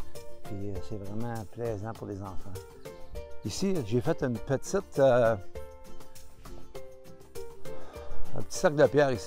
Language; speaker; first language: French; native; French